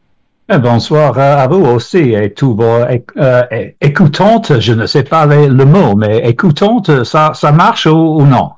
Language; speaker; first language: French; non-native, learner; English